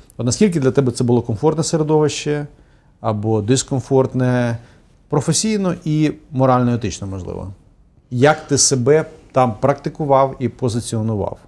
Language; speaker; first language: Ukrainian; native; Ukrainian